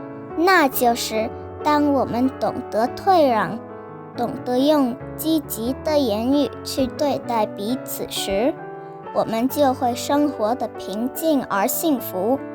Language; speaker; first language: Chinese; non-native, learner; Vietnamese